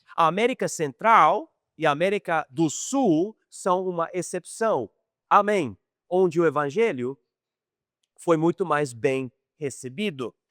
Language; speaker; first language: Portuguese; non-native, fluent; English